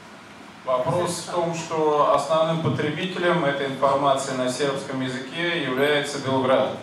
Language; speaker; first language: Russian; native; Russian